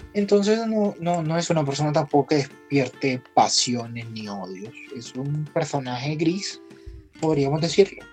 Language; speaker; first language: Spanish; native; Spanish